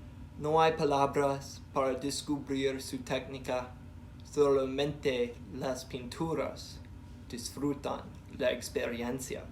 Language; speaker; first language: Spanish; non-native, learner; English